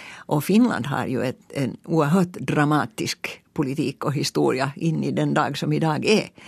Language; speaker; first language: Swedish; native; Swedish